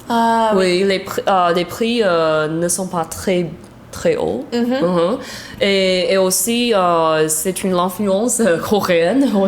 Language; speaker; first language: French; non-native, learner; Chinese